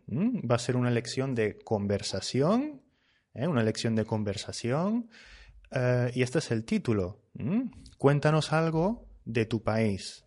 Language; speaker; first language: Spanish; native; Spanish